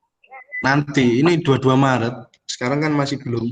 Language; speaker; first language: Indonesian; native; Indonesian